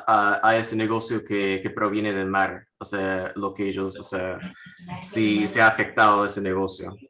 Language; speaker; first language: Spanish; non-native, fluent; English